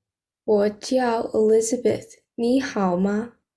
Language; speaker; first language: Chinese; non-native, learner; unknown